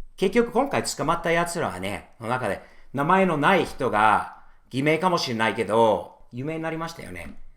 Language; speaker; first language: Japanese; non-native, fluent; English